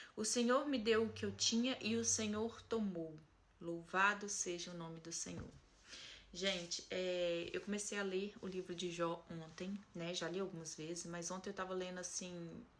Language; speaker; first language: Portuguese; native; Portuguese